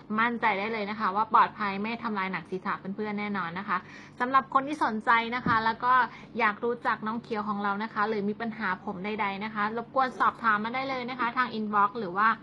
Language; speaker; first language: Thai; native; Thai